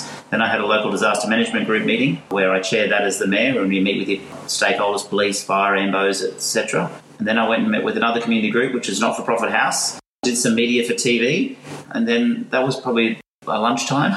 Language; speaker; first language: English; native; English